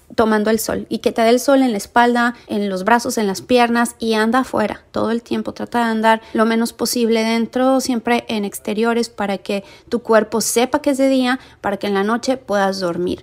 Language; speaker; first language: Spanish; native; Spanish